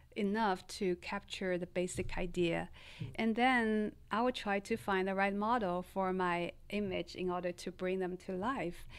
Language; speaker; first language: English; non-native, fluent; Chinese